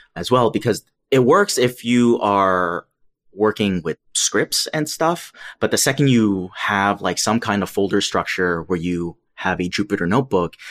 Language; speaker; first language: English; native; English